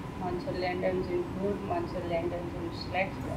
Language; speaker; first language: German; non-native, learner; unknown